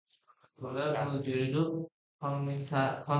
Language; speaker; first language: Arabic; non-native, learner; Indonesian